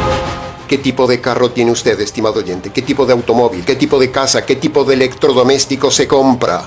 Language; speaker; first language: Spanish; native; Spanish